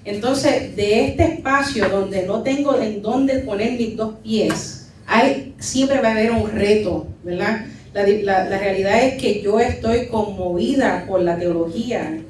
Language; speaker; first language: Spanish; early bilingual, heritage; Spanish